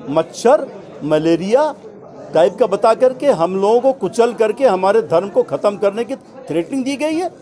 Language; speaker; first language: Hindi; native; Hindi